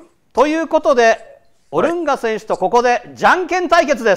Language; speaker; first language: Japanese; native; Japanese